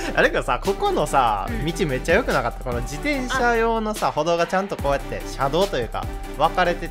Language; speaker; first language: Japanese; native; Japanese